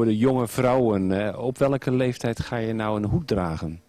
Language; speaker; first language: Dutch; native; Dutch